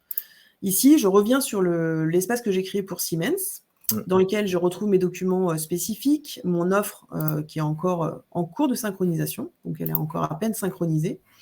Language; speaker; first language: French; native; French